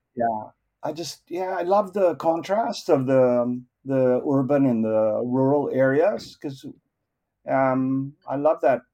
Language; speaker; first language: English; non-native, local second language; Filipino